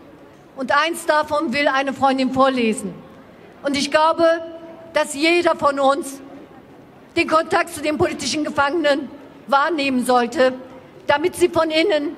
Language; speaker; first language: German; non-native, fluent; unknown